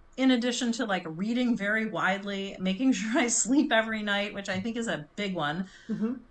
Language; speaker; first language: English; native; English